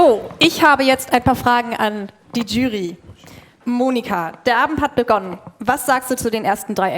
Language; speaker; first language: German; native; German